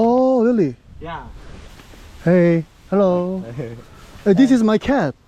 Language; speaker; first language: English; non-native, learner; Korean